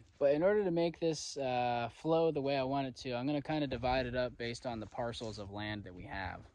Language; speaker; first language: English; native; English